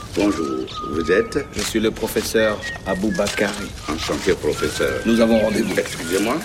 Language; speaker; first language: Swahili; native; Swahili